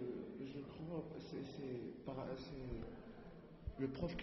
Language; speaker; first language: French; non-native, learner; Arabic